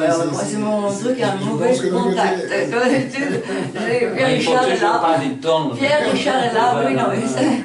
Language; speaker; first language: French; native; French